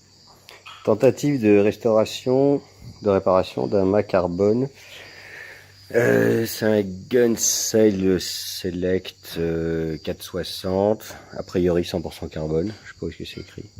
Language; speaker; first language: French; native; French